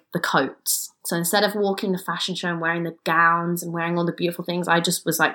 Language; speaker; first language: English; native; English